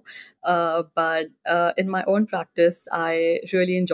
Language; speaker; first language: English; non-native, local second language; Hindi